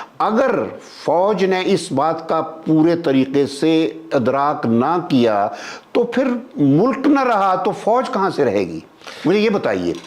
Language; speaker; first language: Urdu; native; Urdu